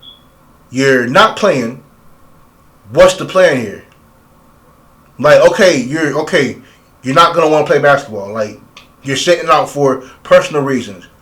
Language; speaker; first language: English; native; English